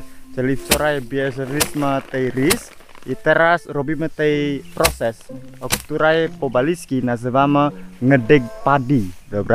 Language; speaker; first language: Polish; non-native, learner; Balinese